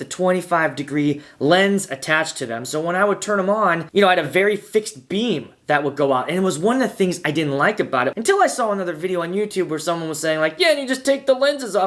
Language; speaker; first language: English; native; English